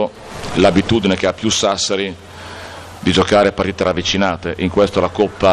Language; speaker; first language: Italian; native; Italian